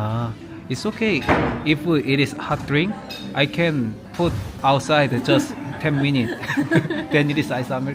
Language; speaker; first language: English; non-native, learner; Korean